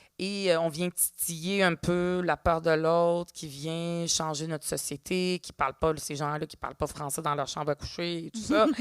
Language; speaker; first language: French; early bilingual, other home language; Arabic